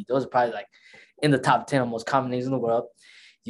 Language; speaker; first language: English; early bilingual, other home language; Somali